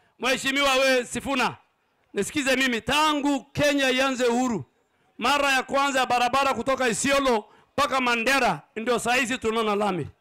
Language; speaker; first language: Swahili; non-native, local second language; Somali